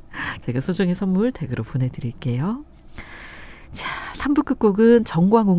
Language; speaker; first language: Korean; native; Korean